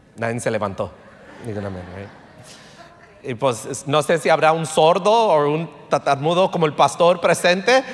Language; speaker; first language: Spanish; early bilingual, heritage; Spanish